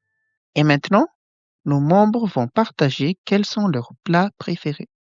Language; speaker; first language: French; non-native, local second language; Malagasy